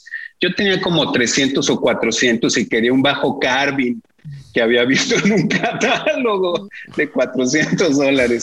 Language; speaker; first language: Spanish; native; Spanish